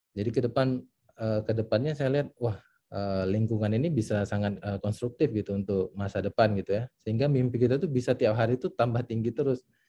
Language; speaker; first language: Indonesian; native; Indonesian